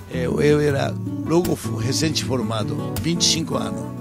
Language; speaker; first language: Portuguese; non-native, learner; Japanese